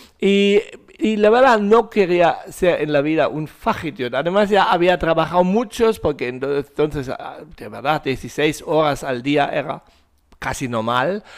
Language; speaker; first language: Spanish; non-native, fluent; German